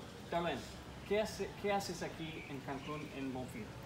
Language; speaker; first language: Spanish; non-native, learner; English